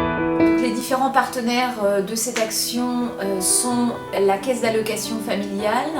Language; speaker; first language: French; native; French